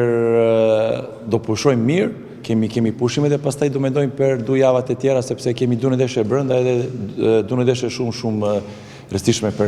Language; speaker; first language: Albanian; non-native, learner; Serbian